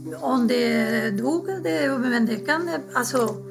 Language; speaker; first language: Swedish; non-native, fluent; Spanish